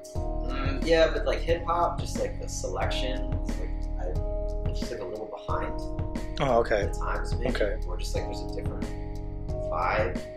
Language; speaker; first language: English; native; English